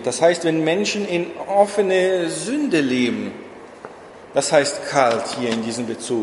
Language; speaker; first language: German; non-native, fluent; Portuguese